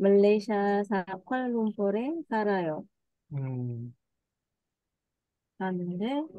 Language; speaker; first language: Korean; non-native, learner; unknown